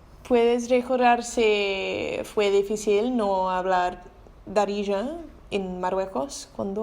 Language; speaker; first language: Spanish; non-native, learner; English